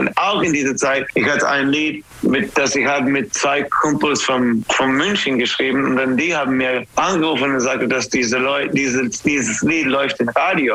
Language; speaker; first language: German; non-native, learner; English